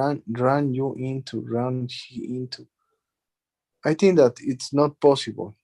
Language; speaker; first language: English; non-native, learner; Spanish